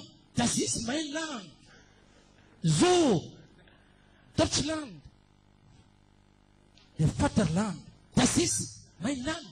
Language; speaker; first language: German; non-native, learner; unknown